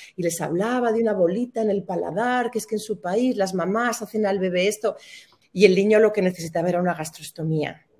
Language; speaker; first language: Spanish; native; Spanish